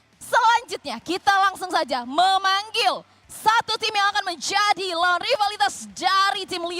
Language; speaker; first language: Indonesian; native; Indonesian